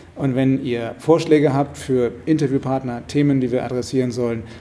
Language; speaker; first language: German; native; German